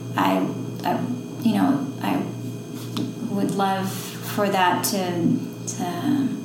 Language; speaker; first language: English; non-native, fluent; Dutch